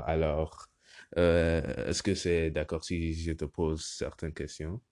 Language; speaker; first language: French; non-native, learner; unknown